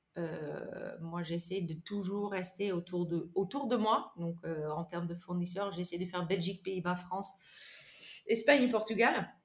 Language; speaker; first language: French; non-native, fluent; Dutch